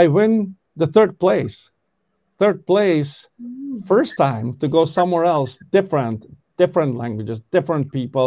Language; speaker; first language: English; non-native, learner; Albanian